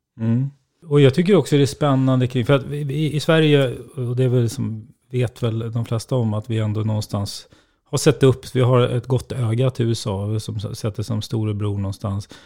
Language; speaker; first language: Swedish; native; Swedish